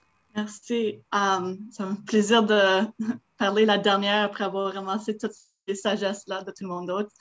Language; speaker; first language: French; non-native, local second language; English